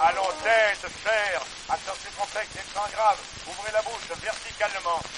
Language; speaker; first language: French; native; French